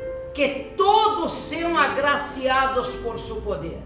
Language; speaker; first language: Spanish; non-native, fluent; Portuguese